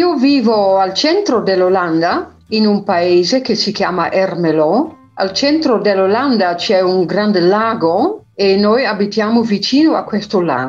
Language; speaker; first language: Italian; non-native, fluent; Dutch